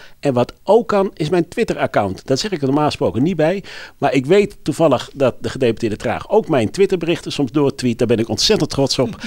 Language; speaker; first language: Dutch; native; Dutch